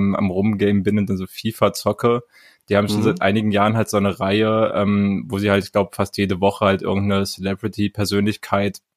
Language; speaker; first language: German; native; German